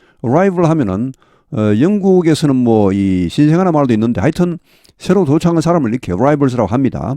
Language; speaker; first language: Korean; native; Korean